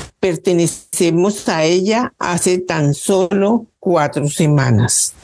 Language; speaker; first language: Spanish; native; Spanish